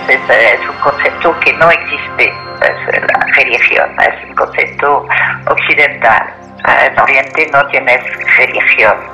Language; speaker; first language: Spanish; non-native, fluent; French